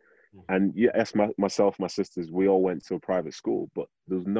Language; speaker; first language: English; native; English